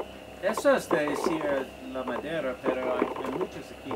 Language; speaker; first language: Spanish; non-native, learner; English